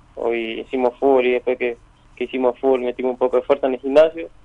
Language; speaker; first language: Spanish; native; Spanish